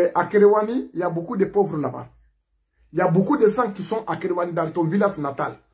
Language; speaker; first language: French; non-native, local second language; Mandingo